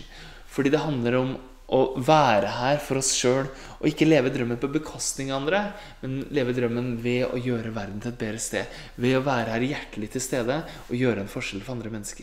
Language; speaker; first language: Norwegian; native; Norwegian